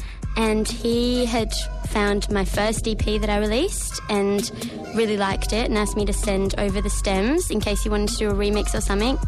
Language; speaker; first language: English; native; English